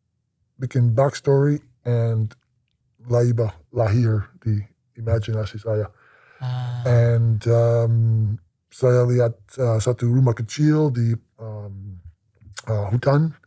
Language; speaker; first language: Indonesian; non-native, learner; English